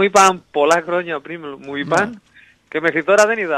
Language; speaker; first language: Greek; non-native, learner; Spanish